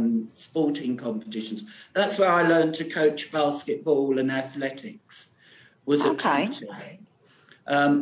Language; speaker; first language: English; non-native, local second language; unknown